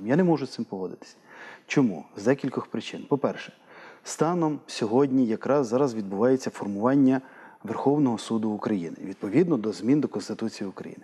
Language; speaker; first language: Ukrainian; native; Ukrainian